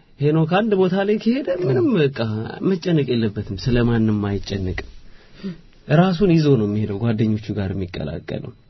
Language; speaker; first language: Amharic; native; Amharic